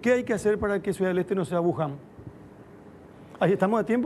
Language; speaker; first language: Spanish; native; Spanish